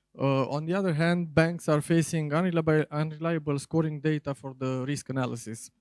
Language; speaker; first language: English; non-native, fluent; Romanian